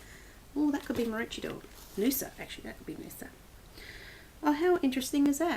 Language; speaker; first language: English; native; English